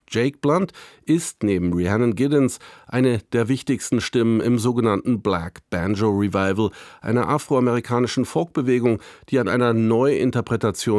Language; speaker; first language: German; native; German